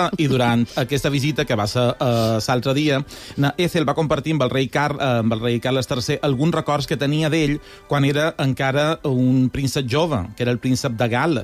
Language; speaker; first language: Catalan; native; Catalan